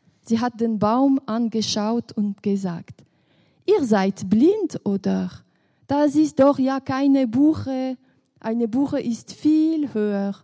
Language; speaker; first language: German; non-native, local second language; French